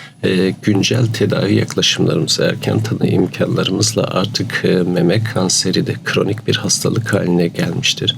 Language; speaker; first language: Turkish; native; Turkish